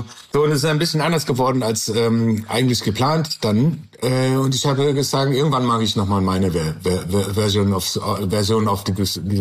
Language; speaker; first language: German; non-native, learner; English